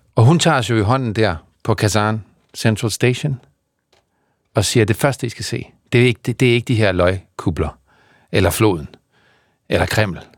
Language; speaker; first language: Danish; native; Danish